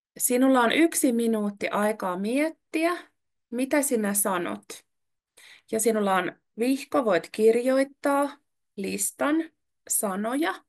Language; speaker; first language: Finnish; native; Finnish